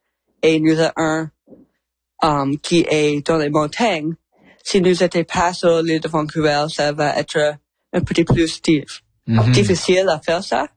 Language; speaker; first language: French; non-native, local second language; English